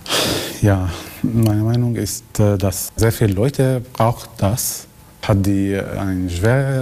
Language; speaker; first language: German; non-native, learner; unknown